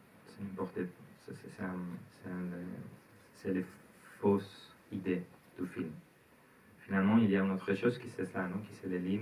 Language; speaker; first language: French; non-native, learner; Spanish